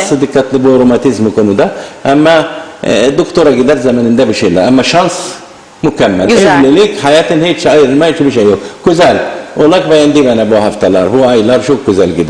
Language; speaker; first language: Turkish; non-native, learner; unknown